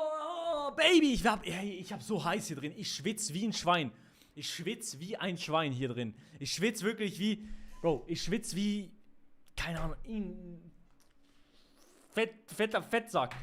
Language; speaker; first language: German; native; German